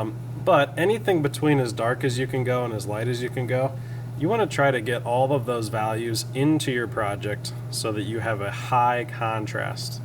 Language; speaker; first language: English; native; English